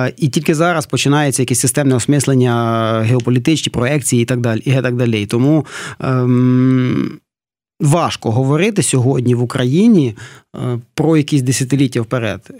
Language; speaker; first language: Ukrainian; native; Ukrainian